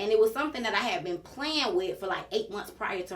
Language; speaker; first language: English; native; English